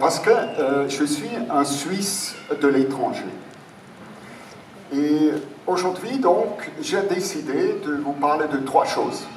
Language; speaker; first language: French; non-native, fluent; German